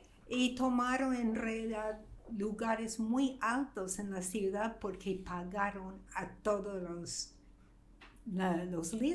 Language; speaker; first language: Spanish; non-native, fluent; English